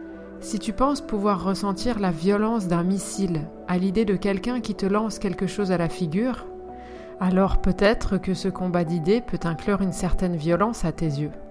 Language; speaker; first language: French; native; French